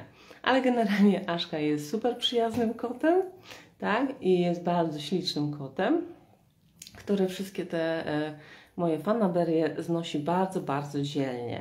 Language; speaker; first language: Polish; native; Polish